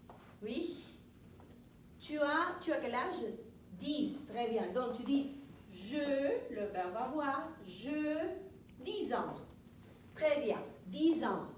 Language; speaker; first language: French; non-native, fluent; Spanish